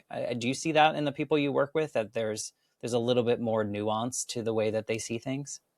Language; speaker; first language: English; native; English